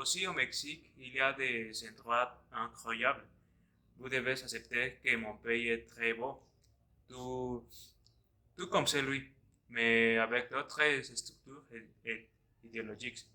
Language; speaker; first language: French; non-native, learner; Spanish